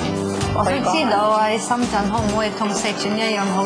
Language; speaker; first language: Cantonese; non-native, fluent; Norwegian